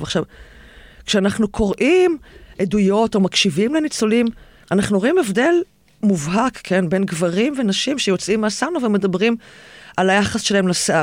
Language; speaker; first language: Hebrew; native; Hebrew